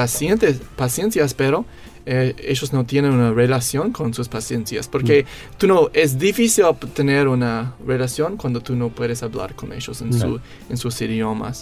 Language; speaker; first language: Spanish; non-native, learner; English